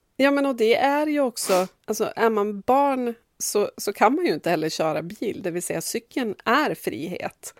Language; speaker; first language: Swedish; native; Swedish